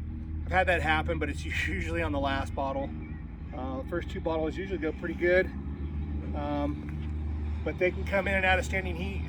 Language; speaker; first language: English; native; English